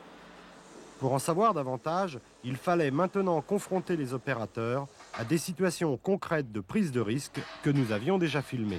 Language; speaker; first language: French; native; French